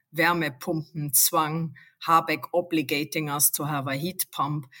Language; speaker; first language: English; non-native, fluent; German